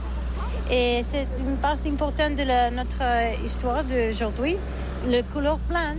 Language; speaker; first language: French; non-native, learner; Catalan